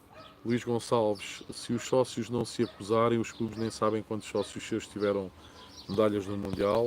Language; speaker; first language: Portuguese; native; Portuguese